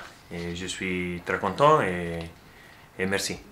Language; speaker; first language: French; non-native, learner; Italian